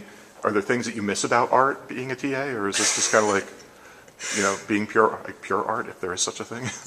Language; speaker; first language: English; native; English